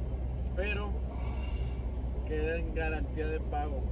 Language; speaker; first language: Spanish; native; Spanish